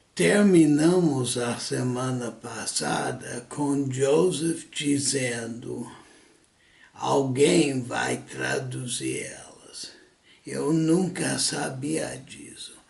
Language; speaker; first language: Portuguese; non-native, fluent; English